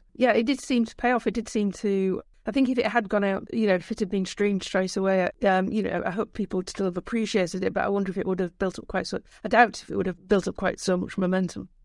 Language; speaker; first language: English; native; English